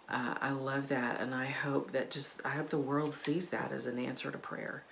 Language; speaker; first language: English; native; English